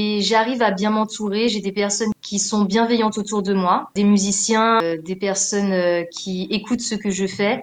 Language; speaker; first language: French; native; French